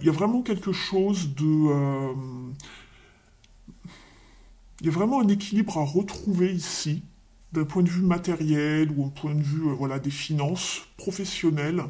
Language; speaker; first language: French; native; French